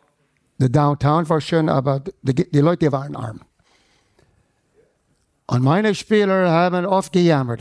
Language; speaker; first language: German; non-native, fluent; English